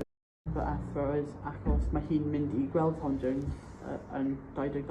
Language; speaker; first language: Welsh; non-native, local second language; English